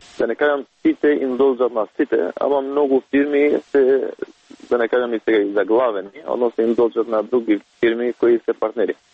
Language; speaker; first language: Macedonian; non-native, local second language; Albanian